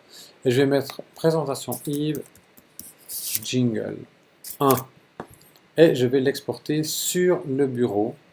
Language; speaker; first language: French; native; French